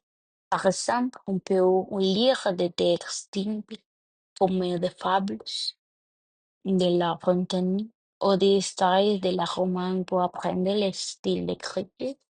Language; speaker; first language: French; non-native, learner; Spanish